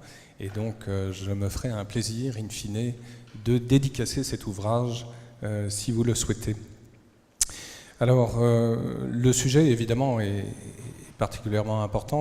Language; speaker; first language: French; native; French